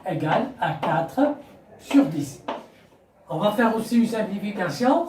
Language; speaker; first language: French; non-native, local second language; Arabic